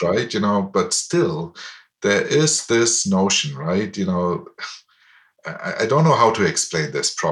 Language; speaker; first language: English; non-native, fluent; German